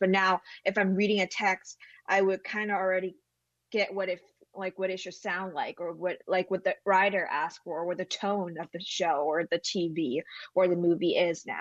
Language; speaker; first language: English; non-native, fluent; Chinese